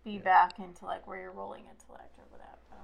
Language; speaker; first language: English; native; English